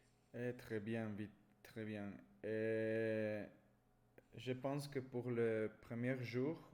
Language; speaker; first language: French; non-native, learner; Spanish